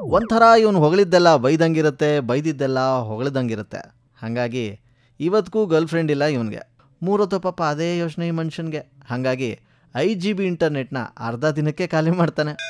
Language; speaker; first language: Kannada; native; Kannada